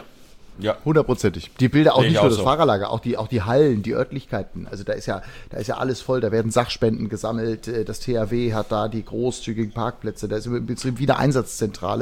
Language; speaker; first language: German; native; German